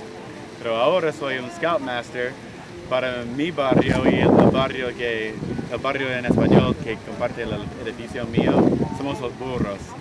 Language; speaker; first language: Spanish; non-native, fluent; English